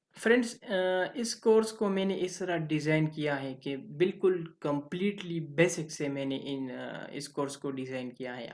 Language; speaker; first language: Urdu; non-native, local second language; Pashto